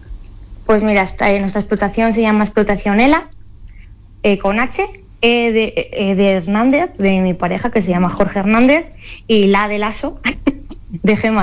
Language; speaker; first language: Spanish; native; Spanish